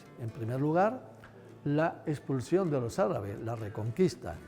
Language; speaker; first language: Spanish; native; Spanish